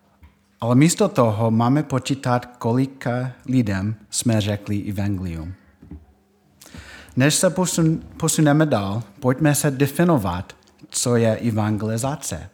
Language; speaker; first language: Czech; non-native, fluent; English